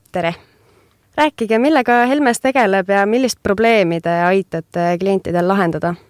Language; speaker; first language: Estonian; native; Estonian